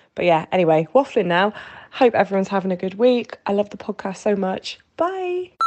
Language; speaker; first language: English; native; English